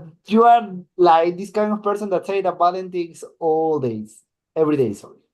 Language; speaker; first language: English; non-native, learner; Spanish